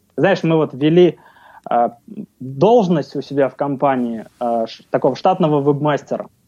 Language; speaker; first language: Russian; native; Russian